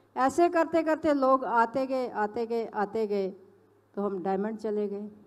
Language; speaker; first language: Hindi; non-native, local second language; Punjabi